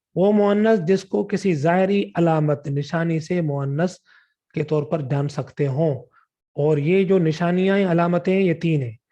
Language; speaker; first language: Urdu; non-native, local second language; Sindhi